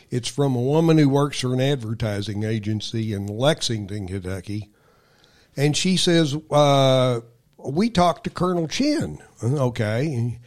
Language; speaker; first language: English; native; English